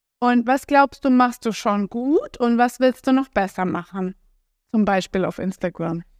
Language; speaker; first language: German; native; German